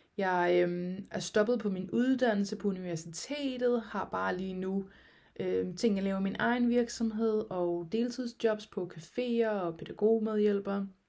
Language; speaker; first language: Danish; native; Danish